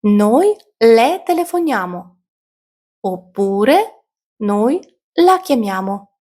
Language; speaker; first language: Italian; non-native, fluent; Ukrainian